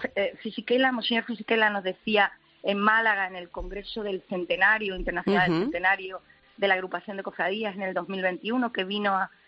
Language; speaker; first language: Spanish; native; Spanish